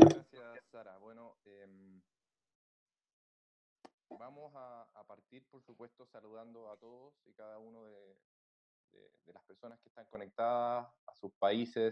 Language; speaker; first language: Spanish; native; Spanish